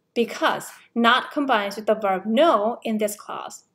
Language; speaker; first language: English; non-native, fluent; Korean